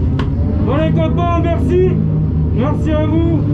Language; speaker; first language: French; native; French